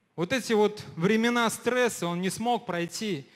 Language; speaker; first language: Russian; native; Russian